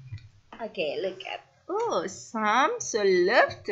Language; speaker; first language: English; non-native, fluent; Indonesian